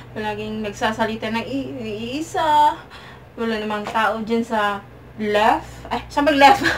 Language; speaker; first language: Filipino; non-native, local second language; Cebuano